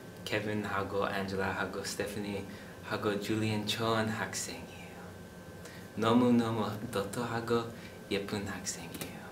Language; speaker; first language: Korean; non-native, learner; English